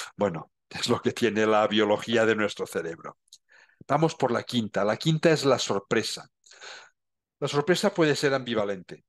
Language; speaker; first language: Spanish; non-native, local second language; Catalan